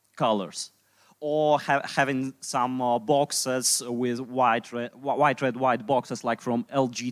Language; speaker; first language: English; non-native, fluent; Russian